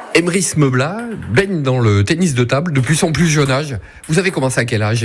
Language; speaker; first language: French; native; French